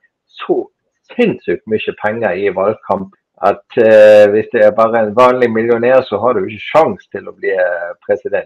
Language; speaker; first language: Norwegian; non-native, fluent; German